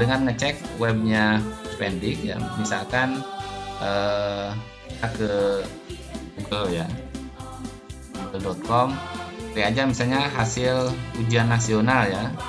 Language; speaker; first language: Indonesian; native; Indonesian